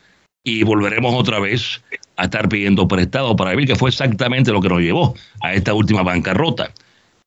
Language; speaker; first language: Spanish; native; Spanish